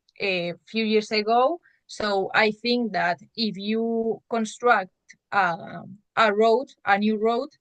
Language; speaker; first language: English; non-native, learner; Spanish